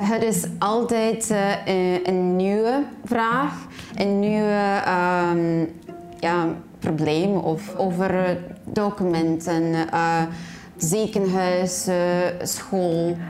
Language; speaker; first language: Dutch; non-native, learner; Ukrainian